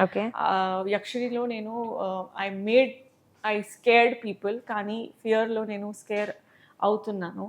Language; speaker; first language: Telugu; non-native, local second language; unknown